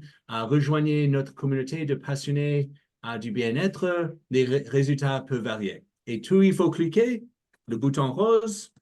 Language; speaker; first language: French; non-native, learner; English